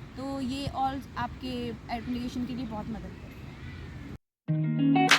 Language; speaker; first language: Hindi; native; Hindi